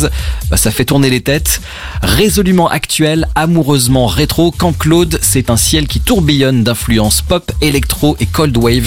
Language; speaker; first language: French; native; French